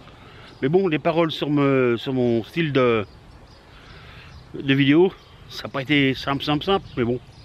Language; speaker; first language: French; native; French